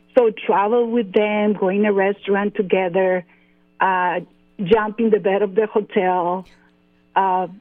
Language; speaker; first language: English; non-native, fluent; Spanish